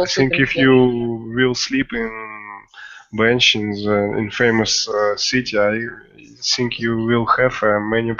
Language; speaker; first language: English; non-native, learner; Russian